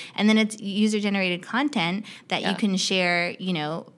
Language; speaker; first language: English; native; English